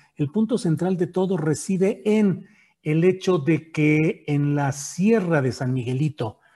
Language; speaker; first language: Spanish; native; Spanish